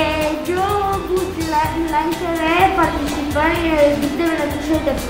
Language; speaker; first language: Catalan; non-native, local second language; Spanish